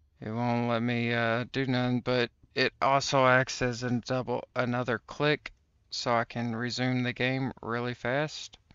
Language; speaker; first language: English; native; English